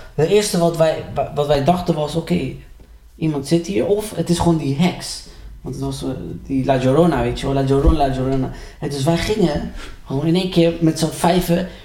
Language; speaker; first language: Dutch; early bilingual, other home language; Spanish